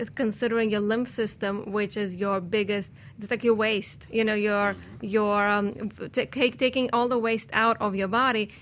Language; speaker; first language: English; non-native, fluent; Russian